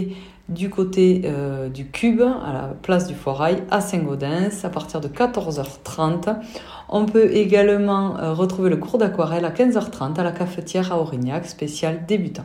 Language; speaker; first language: French; native; French